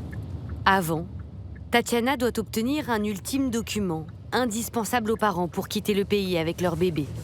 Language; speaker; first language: French; native; French